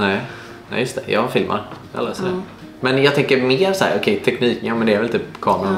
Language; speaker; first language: Swedish; native; Swedish